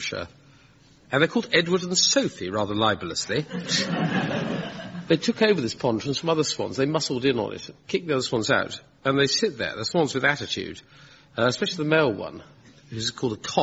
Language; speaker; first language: English; native; English